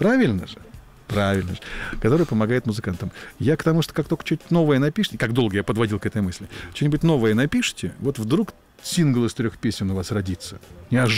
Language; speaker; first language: Russian; native; Russian